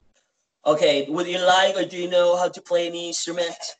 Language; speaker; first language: English; non-native, fluent; Spanish